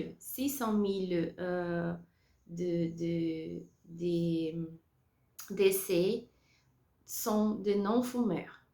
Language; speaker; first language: French; non-native, learner; Portuguese